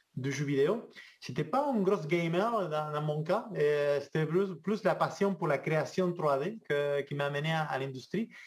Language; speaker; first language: French; non-native, fluent; Spanish